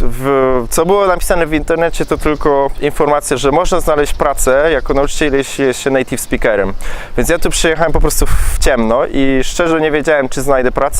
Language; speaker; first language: Polish; native; Polish